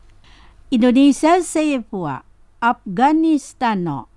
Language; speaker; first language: Japanese; non-native, fluent; Indonesian